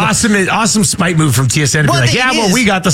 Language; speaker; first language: English; native; English